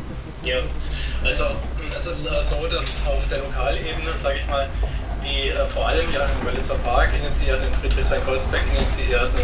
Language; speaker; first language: German; native; German